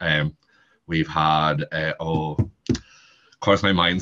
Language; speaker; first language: English; native; English